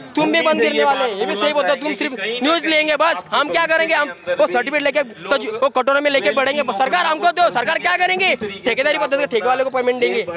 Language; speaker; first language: Hindi; non-native, local second language; Marathi